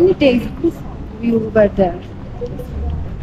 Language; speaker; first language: English; non-native, learner; Persian